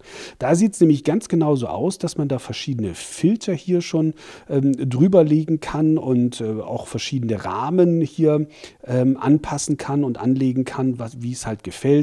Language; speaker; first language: German; native; German